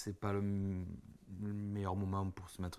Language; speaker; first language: French; native; French